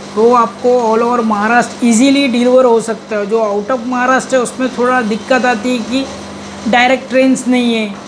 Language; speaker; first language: Hindi; native; Hindi